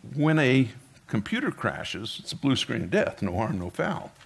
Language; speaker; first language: English; native; English